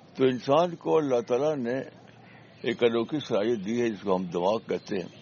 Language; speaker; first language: Urdu; native; Urdu